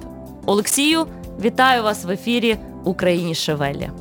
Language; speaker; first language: Ukrainian; native; Ukrainian